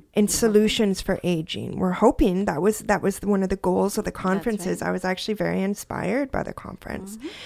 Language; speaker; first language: English; native; English